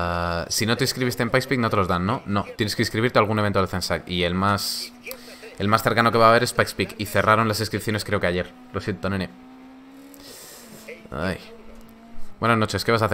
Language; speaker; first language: Spanish; native; Spanish